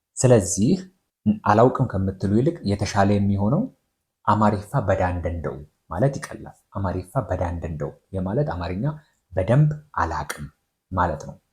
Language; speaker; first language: Amharic; non-native, local second language; Oromo